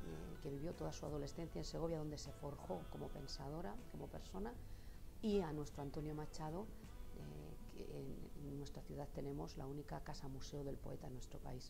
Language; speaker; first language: Spanish; native; Spanish